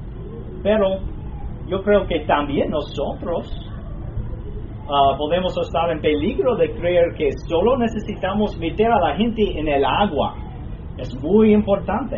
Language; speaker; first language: Spanish; non-native, fluent; English